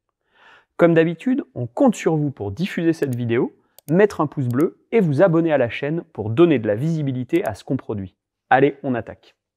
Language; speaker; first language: French; native; French